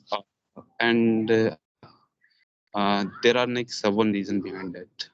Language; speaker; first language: English; non-native, learner; Hindi